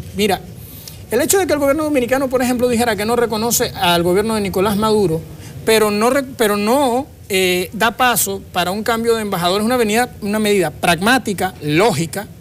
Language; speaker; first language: Spanish; native; Spanish